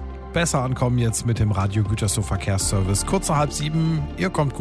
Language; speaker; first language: German; native; German